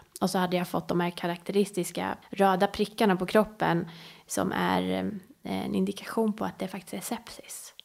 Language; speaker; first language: Swedish; early bilingual, other home language; Persian